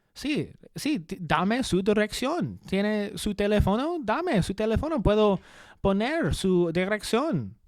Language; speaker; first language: Spanish; early bilingual, other home language; English